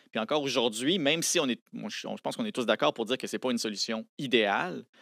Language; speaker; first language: French; native; French